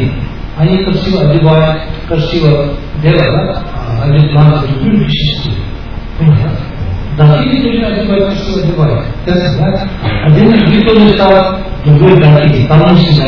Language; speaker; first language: Russian; non-native, learner; Tibetan